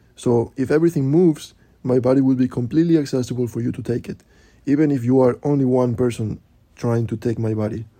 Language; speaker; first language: English; non-native, fluent; Spanish